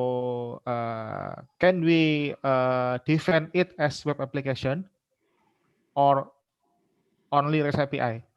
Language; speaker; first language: English; non-native, learner; Indonesian